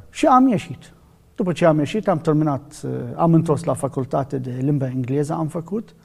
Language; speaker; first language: Romanian; non-native, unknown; Arabic